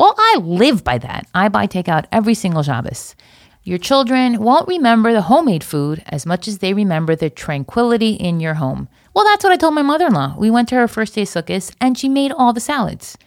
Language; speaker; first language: English; native; English